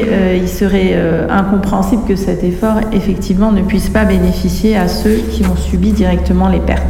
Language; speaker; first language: French; native; French